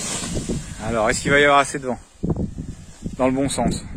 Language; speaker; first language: French; native; French